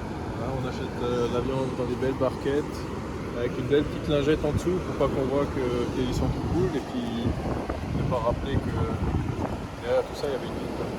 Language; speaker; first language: French; native; French